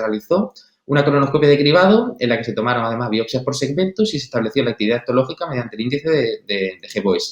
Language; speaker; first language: Spanish; native; Spanish